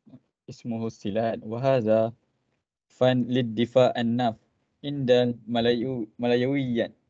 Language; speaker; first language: Arabic; non-native, learner; Malay